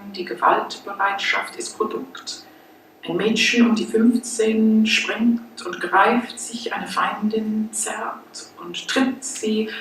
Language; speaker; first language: German; non-native, fluent; English